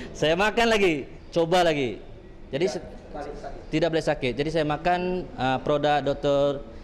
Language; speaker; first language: Malay; native; Malay